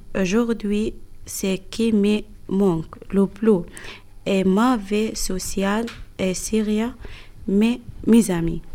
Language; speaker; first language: French; non-native, learner; Arabic